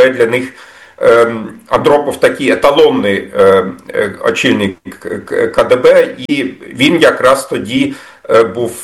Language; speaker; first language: Ukrainian; non-native, fluent; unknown